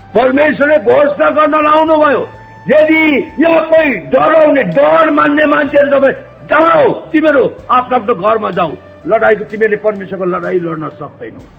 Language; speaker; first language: Nepali; native; Nepali